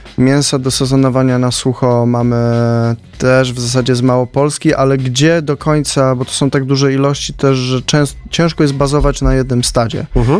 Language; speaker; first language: Polish; native; Polish